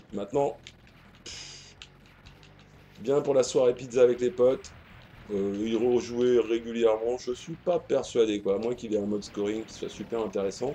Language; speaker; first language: French; native; French